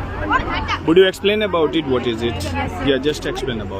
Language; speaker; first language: English; non-native, local second language; Hindi